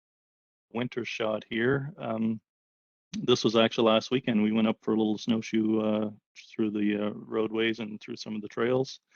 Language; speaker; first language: English; native; English